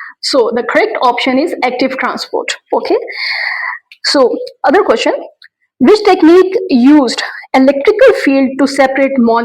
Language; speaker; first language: English; non-native, local second language; Urdu